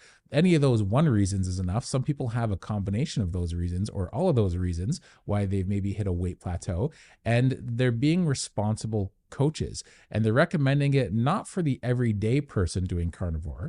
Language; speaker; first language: English; native; English